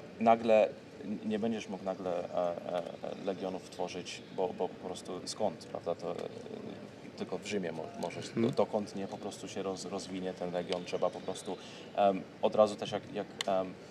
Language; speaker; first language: Polish; early bilingual, heritage; Polish